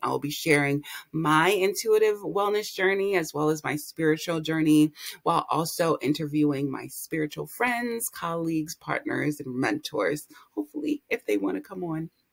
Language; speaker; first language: English; native; English